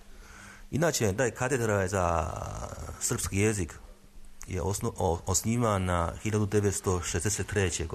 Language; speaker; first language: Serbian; non-native, fluent; Chinese